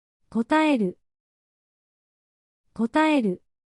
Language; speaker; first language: Japanese; native; Japanese